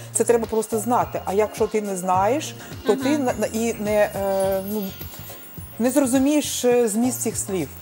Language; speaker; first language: Ukrainian; non-native, local second language; Romanian